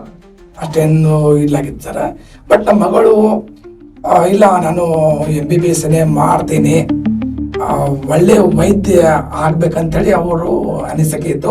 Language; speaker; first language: Kannada; non-native, local second language; Urdu